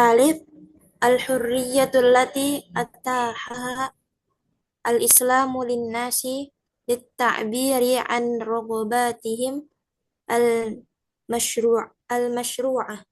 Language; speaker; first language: Arabic; non-native, learner; Indonesian